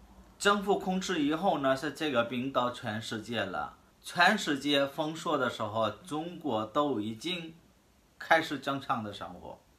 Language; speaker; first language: Chinese; non-native, fluent; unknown